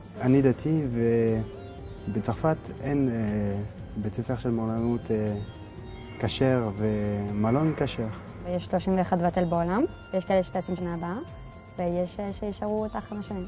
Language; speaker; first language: Hebrew; non-native, learner; French